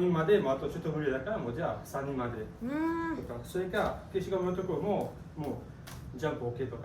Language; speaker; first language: Japanese; non-native, fluent; French